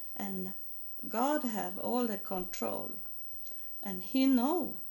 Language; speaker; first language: English; non-native, learner; Swedish